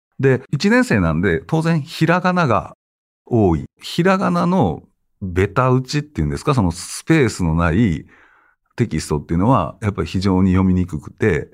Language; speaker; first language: Japanese; native; Japanese